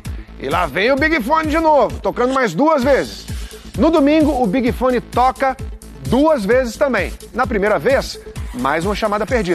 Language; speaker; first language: Portuguese; native; Portuguese